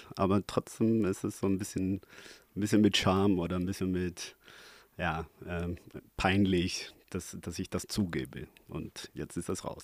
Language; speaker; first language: German; non-native, fluent; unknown